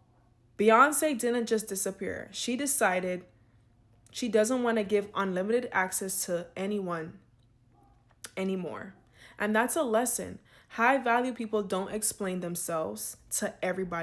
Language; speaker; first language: English; native; English